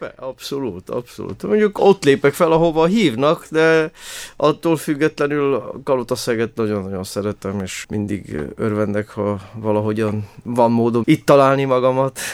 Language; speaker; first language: Hungarian; non-native, fluent; Romany